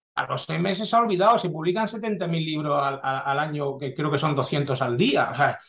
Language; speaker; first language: Spanish; early bilingual, heritage; French